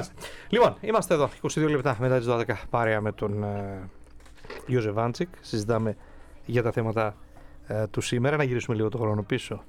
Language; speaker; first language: Greek; native; Greek